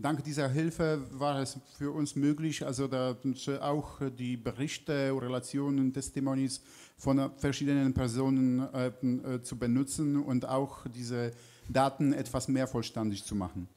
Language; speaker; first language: German; non-native, fluent; Polish